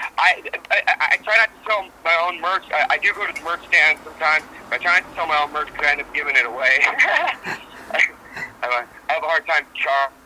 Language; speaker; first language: English; native; English